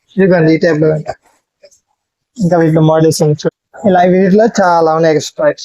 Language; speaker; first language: Telugu; native; Telugu